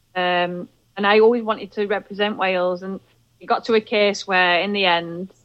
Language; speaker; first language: English; native; English